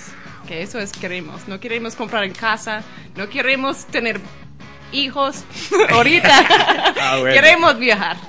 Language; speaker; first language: Spanish; non-native, learner; English